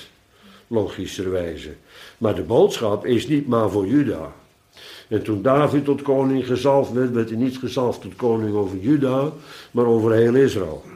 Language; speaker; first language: Dutch; native; Dutch